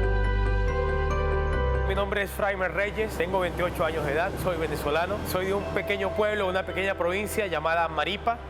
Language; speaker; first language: Spanish; native; Spanish